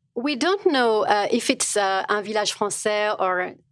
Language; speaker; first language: English; non-native, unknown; French